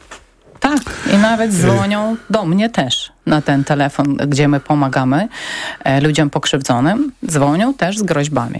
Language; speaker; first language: Polish; non-native, local second language; Ukrainian